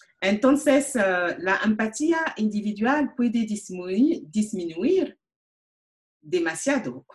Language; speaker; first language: Spanish; non-native, learner; French